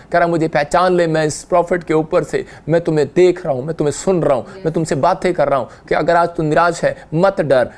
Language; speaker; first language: Hindi; native; Hindi